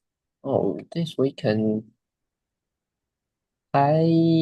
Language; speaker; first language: English; non-native, learner; Chinese